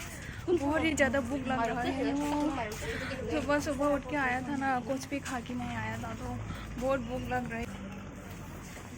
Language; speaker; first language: Hindi; non-native, local second language; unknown